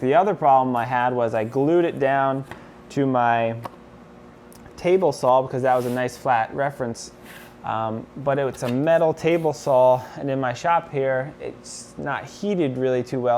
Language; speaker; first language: English; native; English